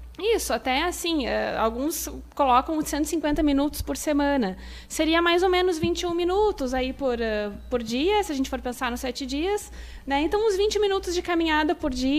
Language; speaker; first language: Portuguese; native; Portuguese